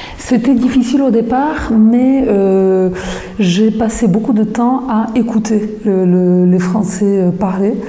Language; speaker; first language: French; non-native, fluent; Polish